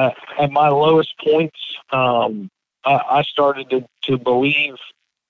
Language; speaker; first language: English; native; English